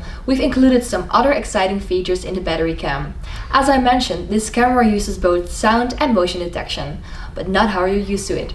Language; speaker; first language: English; non-native, fluent; Dutch